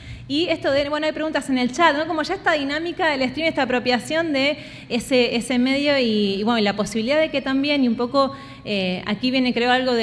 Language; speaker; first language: Spanish; native; Spanish